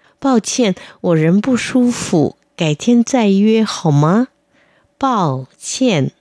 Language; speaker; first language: Chinese; non-native, fluent; Vietnamese